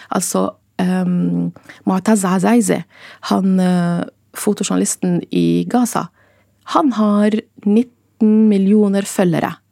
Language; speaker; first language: Norwegian; non-native, fluent; Arabic